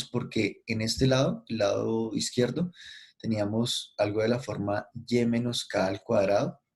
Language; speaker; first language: Spanish; native; Spanish